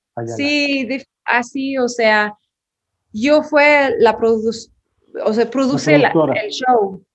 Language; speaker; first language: Spanish; non-native, learner; English